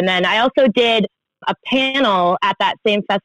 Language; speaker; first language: English; native; English